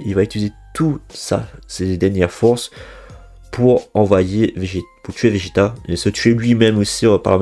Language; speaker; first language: French; native; French